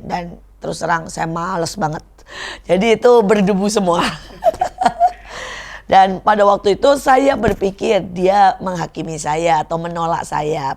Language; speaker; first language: Indonesian; native; Indonesian